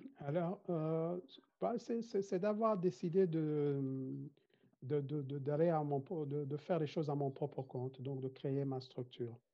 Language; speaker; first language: French; non-native, fluent; Kinyarwanda